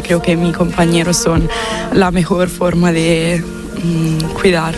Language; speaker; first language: Spanish; non-native, fluent; Italian